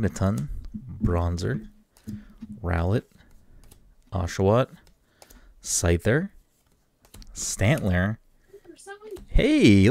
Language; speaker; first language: English; native; English